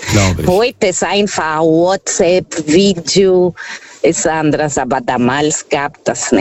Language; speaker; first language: German; non-native, fluent; Portuguese